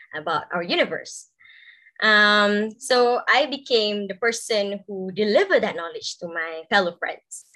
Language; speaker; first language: English; non-native, local second language; Malay